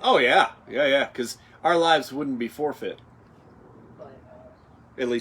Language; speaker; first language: English; native; English